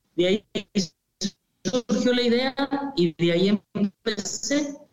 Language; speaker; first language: Spanish; native; Spanish